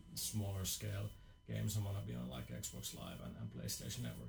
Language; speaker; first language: English; non-native, fluent; Finnish